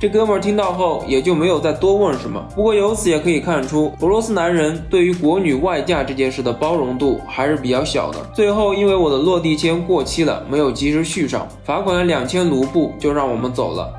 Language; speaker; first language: Chinese; native; Chinese